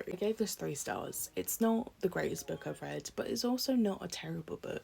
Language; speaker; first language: English; native; English